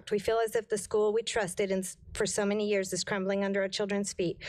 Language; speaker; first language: English; non-native, fluent; French